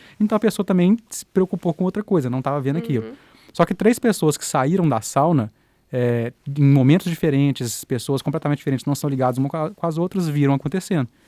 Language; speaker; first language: Portuguese; native; Portuguese